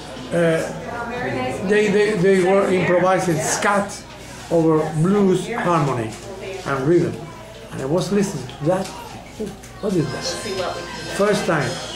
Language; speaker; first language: English; non-native, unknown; Spanish